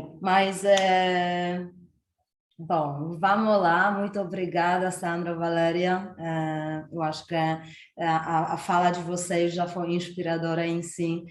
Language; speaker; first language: Portuguese; non-native, fluent; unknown